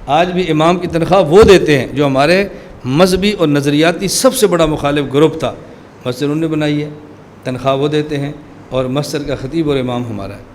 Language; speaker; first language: Urdu; non-native, local second language; Punjabi